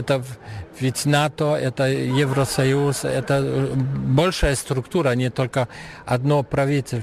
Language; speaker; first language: Russian; non-native, fluent; German